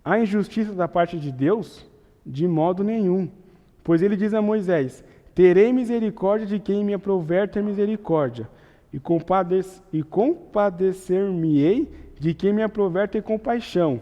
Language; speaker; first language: Portuguese; native; Portuguese